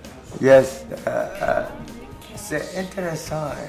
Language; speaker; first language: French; non-native, learner; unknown